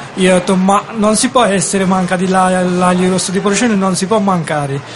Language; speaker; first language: Italian; non-native, learner; Bangla